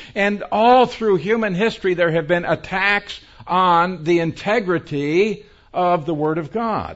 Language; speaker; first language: English; native; English